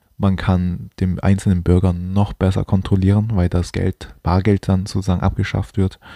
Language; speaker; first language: German; non-native, fluent; Chinese